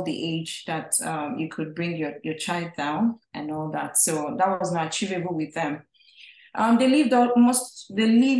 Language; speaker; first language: English; non-native, local second language; Igbo